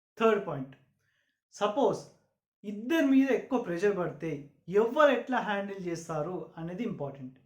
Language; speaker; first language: Telugu; non-native, local second language; Urdu